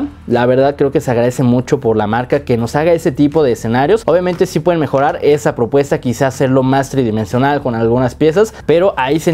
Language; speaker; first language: Spanish; native; Spanish